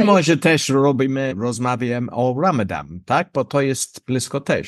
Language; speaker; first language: Polish; non-native, learner; English